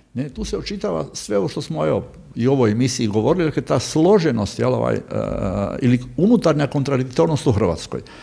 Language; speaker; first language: Croatian; native; Croatian